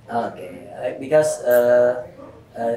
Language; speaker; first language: English; non-native, learner; Indonesian